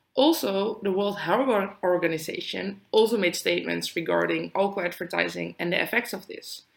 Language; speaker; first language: English; non-native, fluent; Dutch